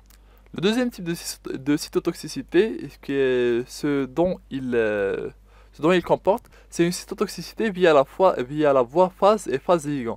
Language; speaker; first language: French; non-native, local second language; Arabic